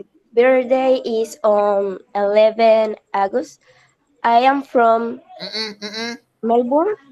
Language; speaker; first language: English; non-native, learner; Spanish